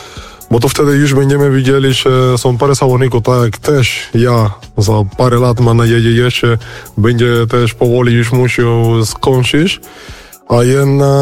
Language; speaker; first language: Polish; non-native, fluent; Spanish